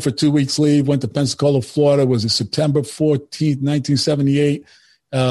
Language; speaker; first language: English; early bilingual, other home language; Spanish